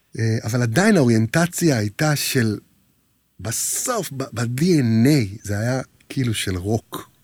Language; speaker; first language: Hebrew; native; Hebrew